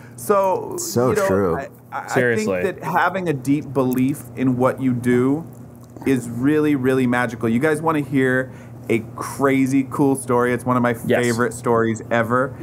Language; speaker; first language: English; native; English